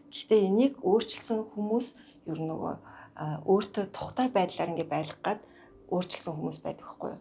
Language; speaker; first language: Mongolian; non-native, local second language; Kazakh